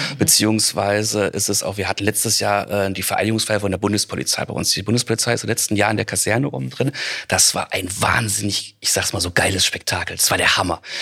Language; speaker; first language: German; native; German